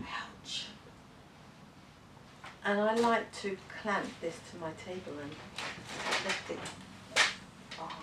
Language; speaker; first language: English; native; English